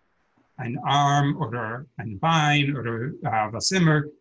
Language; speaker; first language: German; non-native, learner; English